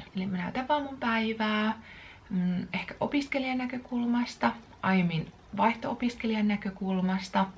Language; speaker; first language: Finnish; early bilingual, other home language; Chinese